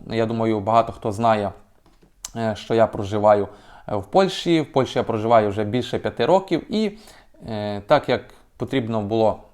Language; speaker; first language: Ukrainian; native; Ukrainian